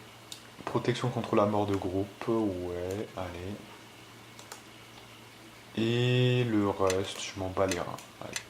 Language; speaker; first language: French; native; French